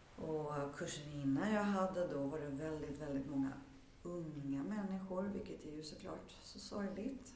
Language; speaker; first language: Swedish; early bilingual, heritage; Swedish